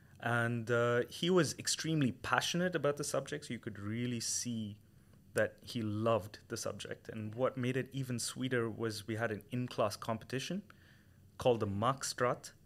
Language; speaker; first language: English; non-native, local second language; Tamil